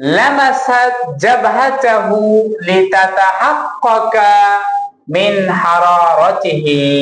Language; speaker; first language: Bangla; native; Bangla